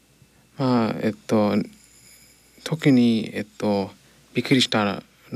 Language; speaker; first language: Japanese; non-native, fluent; English